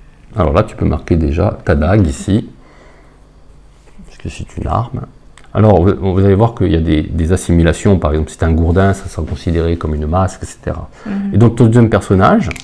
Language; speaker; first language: French; native; French